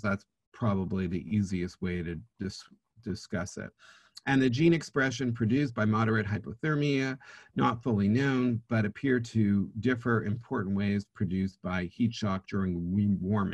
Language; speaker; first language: English; native; English